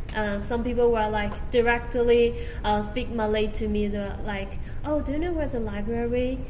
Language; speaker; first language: English; non-native, learner; Chinese